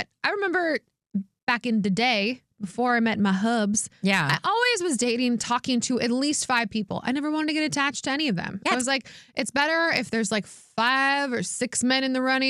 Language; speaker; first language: English; native; English